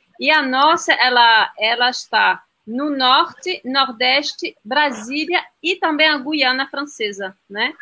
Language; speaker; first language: Portuguese; non-native, fluent; French